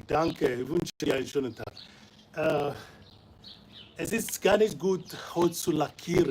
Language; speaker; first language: German; non-native, fluent; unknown